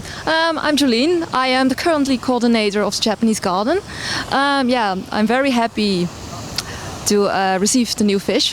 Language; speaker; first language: English; non-native, fluent; Dutch